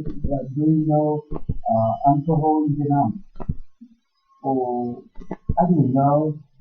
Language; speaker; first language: English; non-native, learner; Vietnamese